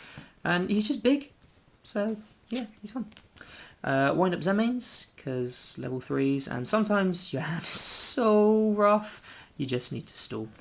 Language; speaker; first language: English; native; English